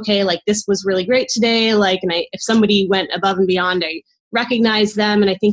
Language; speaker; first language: English; native; English